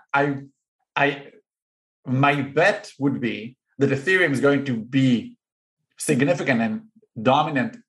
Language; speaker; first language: English; non-native, fluent; Hebrew